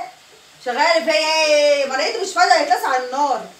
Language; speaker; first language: Arabic; native; Arabic